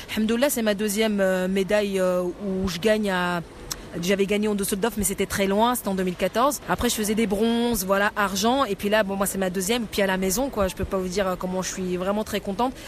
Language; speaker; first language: French; non-native, local second language; Arabic